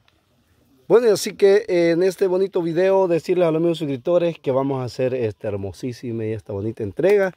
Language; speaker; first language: Spanish; native; Spanish